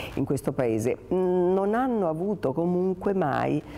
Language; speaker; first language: Italian; native; Italian